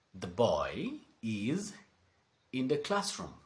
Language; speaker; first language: English; non-native, local second language; Assamese